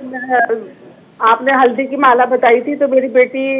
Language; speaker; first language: Hindi; non-native, local second language; Bangla